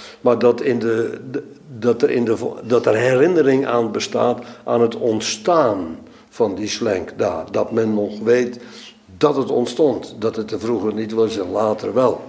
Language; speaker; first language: Dutch; native; Dutch